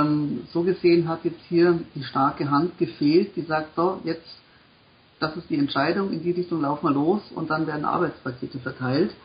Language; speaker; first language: German; native; German